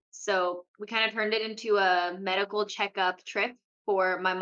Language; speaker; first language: English; early bilingual, other home language; Korean